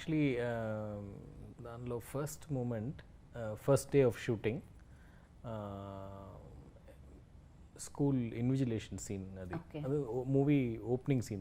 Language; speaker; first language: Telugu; non-native, learner; Tamil